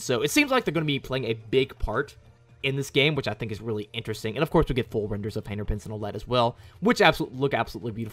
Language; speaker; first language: English; native; English